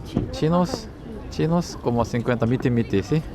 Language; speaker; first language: Spanish; non-native, learner; Korean